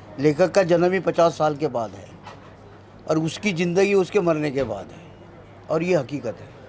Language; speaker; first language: Hindi; non-native, local second language; Marathi